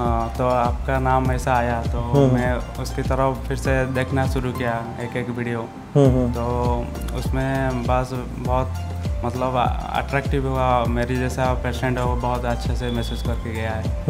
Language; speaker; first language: Hindi; non-native, local second language; Odia